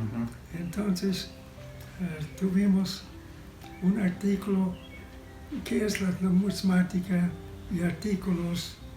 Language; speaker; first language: Spanish; non-native, fluent; English